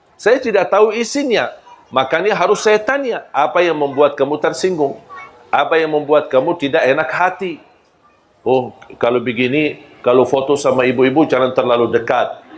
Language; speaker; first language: Malay; non-native, fluent; Arabic